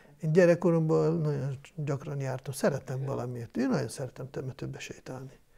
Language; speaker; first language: Hungarian; non-native, fluent; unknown